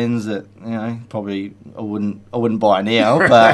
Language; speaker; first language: English; native; English